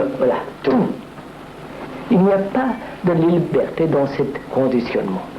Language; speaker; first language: French; non-native, learner; Telugu